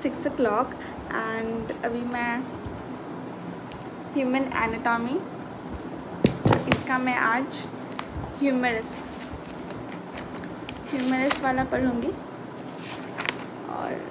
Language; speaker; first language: Hindi; non-native, local second language; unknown